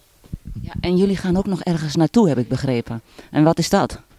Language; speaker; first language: Dutch; native; Dutch